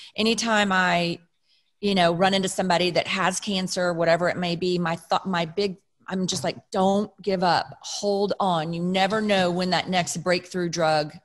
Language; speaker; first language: English; native; English